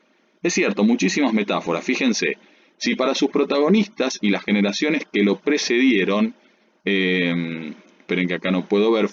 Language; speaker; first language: Spanish; native; Spanish